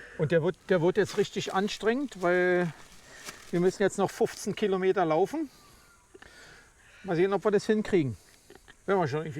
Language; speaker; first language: German; native; German